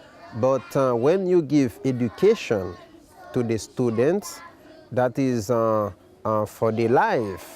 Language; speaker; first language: English; non-native, local second language; Haitian Creole